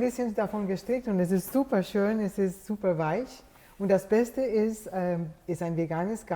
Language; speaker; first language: German; non-native, fluent; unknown